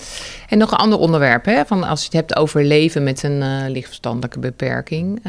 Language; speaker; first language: Dutch; native; Dutch